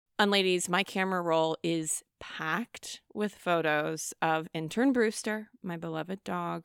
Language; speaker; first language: English; native; English